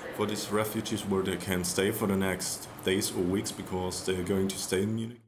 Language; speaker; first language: English; non-native, fluent; German